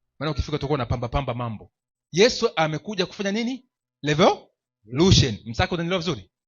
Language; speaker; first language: Swahili; native; Swahili